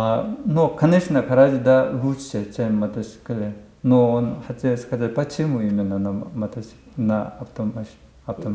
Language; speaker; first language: Russian; non-native, learner; Korean